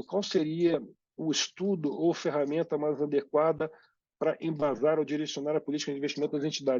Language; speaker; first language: Portuguese; native; Portuguese